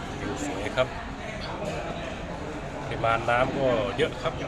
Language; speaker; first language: Thai; non-native, local second language; Lao